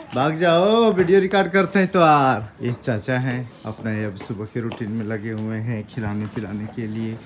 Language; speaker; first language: Hindi; native; Hindi